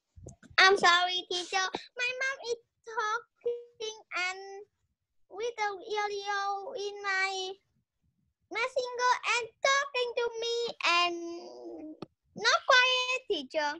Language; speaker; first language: English; non-native, learner; Vietnamese